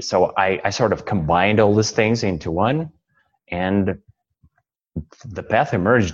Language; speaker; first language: English; non-native, fluent; Russian